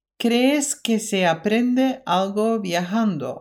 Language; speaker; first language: Spanish; non-native, fluent; Norwegian